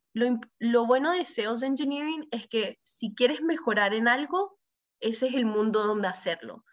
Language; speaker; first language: Spanish; early bilingual, heritage; Spanish